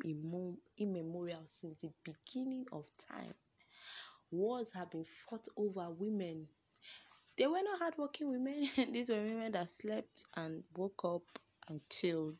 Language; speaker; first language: English; non-native, local second language; Yoruba